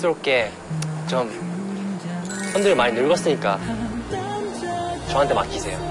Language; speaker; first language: Korean; non-native, fluent; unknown